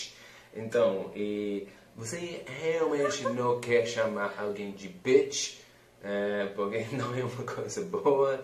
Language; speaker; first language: Portuguese; non-native, fluent; English